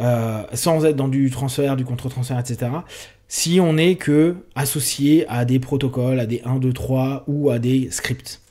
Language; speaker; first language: French; native; French